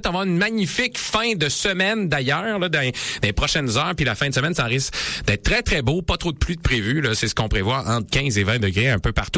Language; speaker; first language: French; native; French